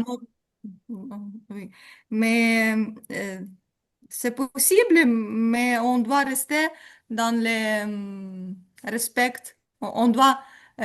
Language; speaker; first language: French; non-native, learner; Ukrainian